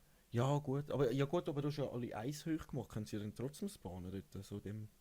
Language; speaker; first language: German; native; German